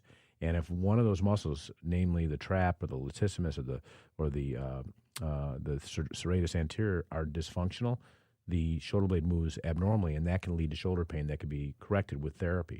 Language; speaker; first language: English; native; English